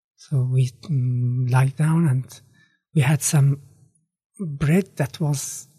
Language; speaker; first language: English; non-native, fluent; Persian